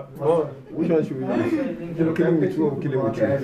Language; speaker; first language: English; non-native, fluent; Greek